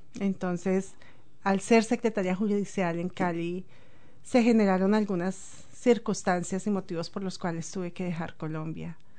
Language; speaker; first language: Spanish; native; Spanish